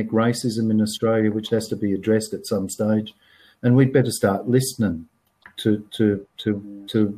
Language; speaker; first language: English; native; English